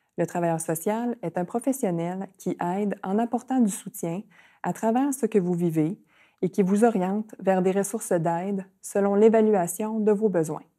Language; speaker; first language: French; native; French